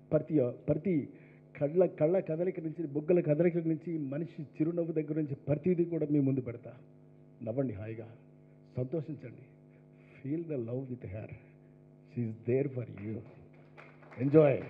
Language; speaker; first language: Telugu; native; Telugu